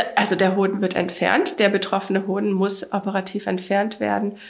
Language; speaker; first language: German; native; German